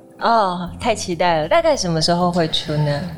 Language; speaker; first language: Chinese; native; Chinese